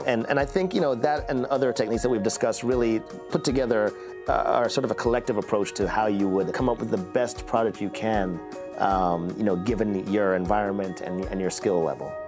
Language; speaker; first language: English; native; English